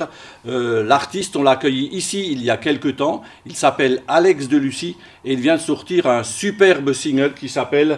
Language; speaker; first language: French; native; French